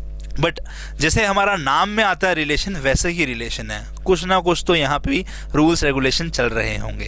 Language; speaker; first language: Hindi; native; Hindi